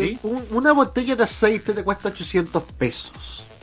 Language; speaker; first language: Spanish; native; Spanish